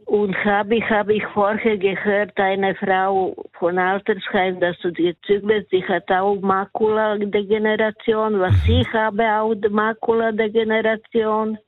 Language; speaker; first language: German; non-native, fluent; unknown